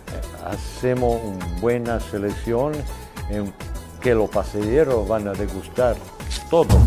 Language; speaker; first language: Spanish; non-native, learner; Italian